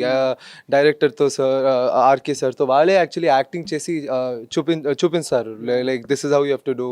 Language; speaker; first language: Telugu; non-native, fluent; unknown